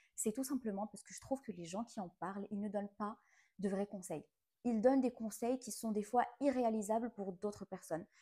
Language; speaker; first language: French; non-native, local second language; Arabic